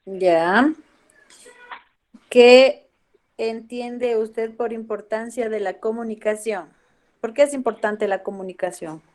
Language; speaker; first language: Spanish; native; Spanish